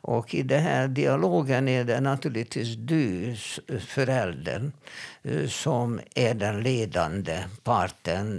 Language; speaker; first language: Swedish; non-native, fluent; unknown